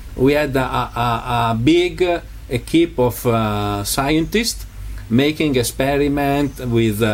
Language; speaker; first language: English; non-native, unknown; Italian